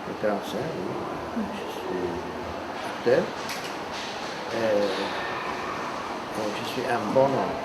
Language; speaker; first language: French; non-native, fluent; Czech